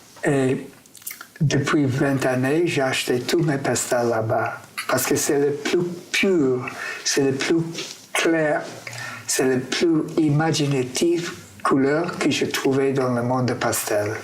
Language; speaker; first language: French; non-native, fluent; English